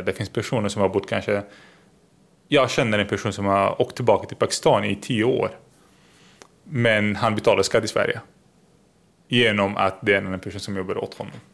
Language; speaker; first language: Swedish; non-native, fluent; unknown